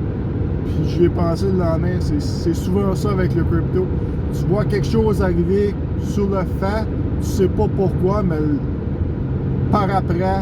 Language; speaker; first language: French; native; French